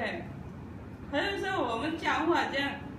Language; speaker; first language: Chinese; non-native, learner; Javanese